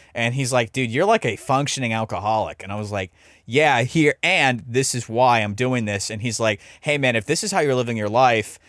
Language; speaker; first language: English; native; English